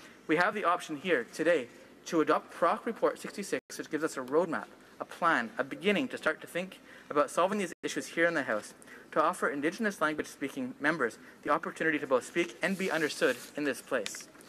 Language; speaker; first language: English; native; English